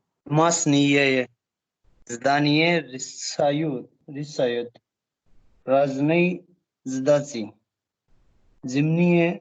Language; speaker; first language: Russian; non-native, learner; Hindi